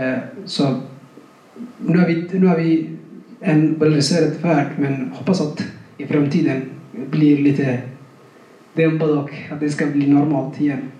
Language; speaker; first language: Swedish; non-native, fluent; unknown